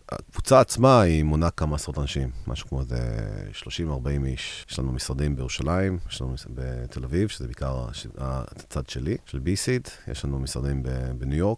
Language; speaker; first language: Hebrew; early bilingual, heritage; Hebrew